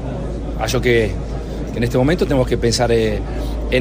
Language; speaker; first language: Portuguese; non-native, fluent; Spanish